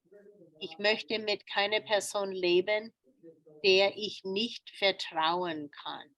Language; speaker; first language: German; non-native, fluent; English